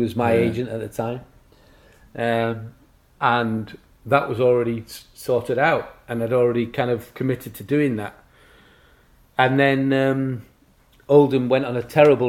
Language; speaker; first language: English; native; English